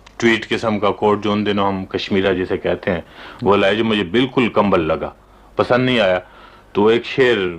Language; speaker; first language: Urdu; non-native, local second language; Pashto